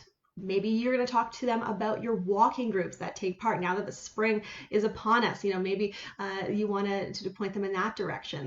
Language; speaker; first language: English; native; English